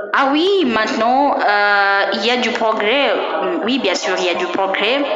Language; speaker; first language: French; non-native, fluent; Swahili